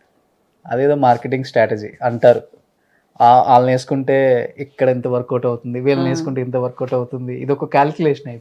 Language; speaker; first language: Telugu; native; Telugu